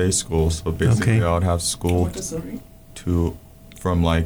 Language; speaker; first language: English; non-native, local second language; Ganda